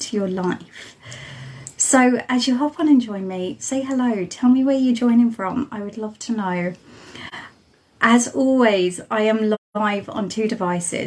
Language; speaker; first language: English; native; English